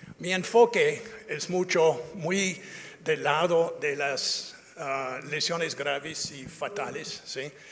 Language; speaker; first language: Spanish; non-native, fluent; English